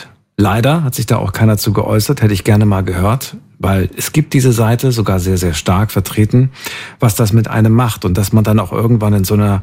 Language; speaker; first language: German; native; German